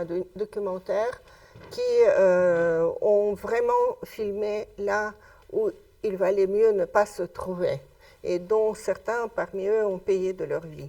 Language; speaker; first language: French; non-native, fluent; Russian